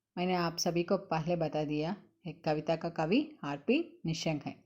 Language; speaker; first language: Hindi; non-native, local second language; Telugu